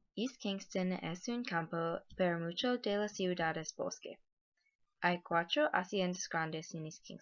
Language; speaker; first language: Spanish; non-native, learner; English